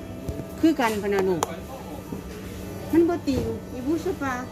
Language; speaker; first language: French; non-native, learner; Thai